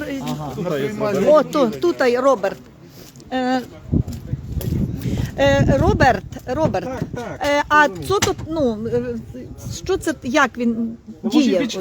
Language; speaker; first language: Ukrainian; native; Ukrainian